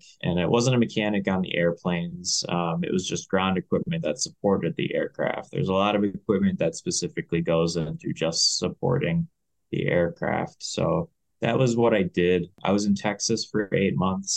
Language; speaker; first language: English; native; English